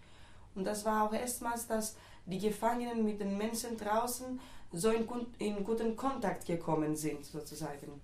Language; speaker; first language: German; non-native, fluent; Greek